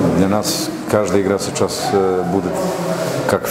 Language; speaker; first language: Russian; non-native, local second language; Uzbek